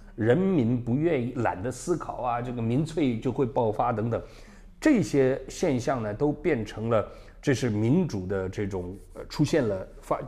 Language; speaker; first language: Chinese; native; Chinese